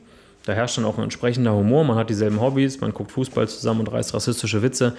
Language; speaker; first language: German; native; German